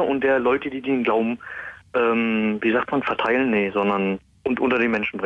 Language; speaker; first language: German; native; German